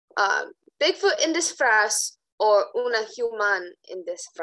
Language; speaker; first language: Spanish; non-native, learner; English